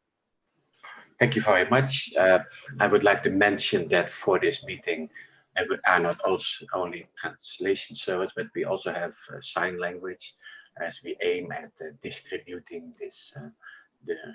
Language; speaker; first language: English; non-native, fluent; Indonesian